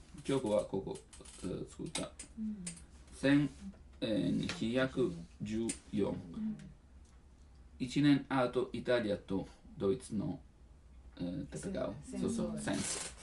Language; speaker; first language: Japanese; non-native, learner; Italian